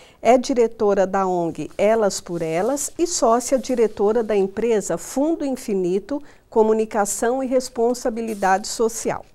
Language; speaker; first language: Portuguese; native; Portuguese